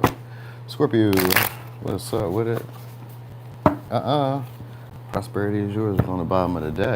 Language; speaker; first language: English; native; English